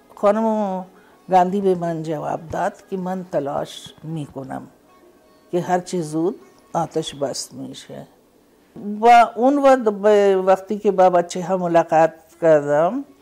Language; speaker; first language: Persian; non-native, fluent; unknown